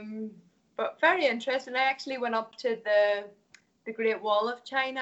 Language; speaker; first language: English; native; English